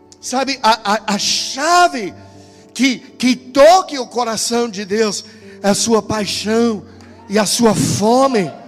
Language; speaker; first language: Portuguese; non-native, fluent; English